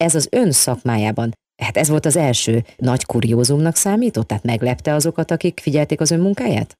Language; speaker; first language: Hungarian; native; Hungarian